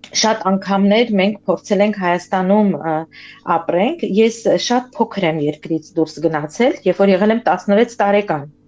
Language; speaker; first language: Armenian; native; Armenian